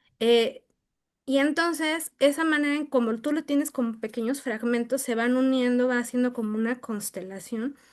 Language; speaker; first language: Spanish; native; Spanish